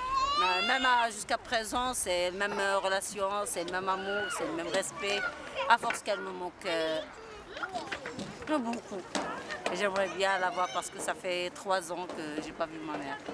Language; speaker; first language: French; non-native, local second language; Arabic